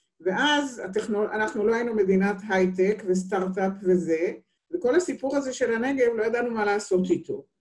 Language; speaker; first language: Hebrew; native; Hebrew